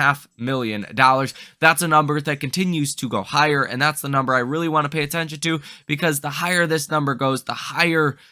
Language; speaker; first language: English; native; English